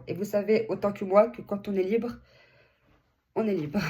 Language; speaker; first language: French; native; French